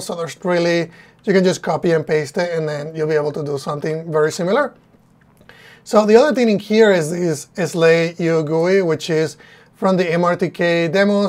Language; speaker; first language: English; non-native, fluent; Spanish